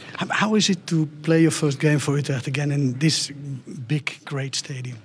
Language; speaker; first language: English; non-native, fluent; Dutch